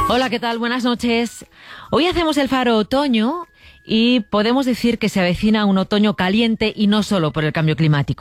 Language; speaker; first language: Spanish; native; Spanish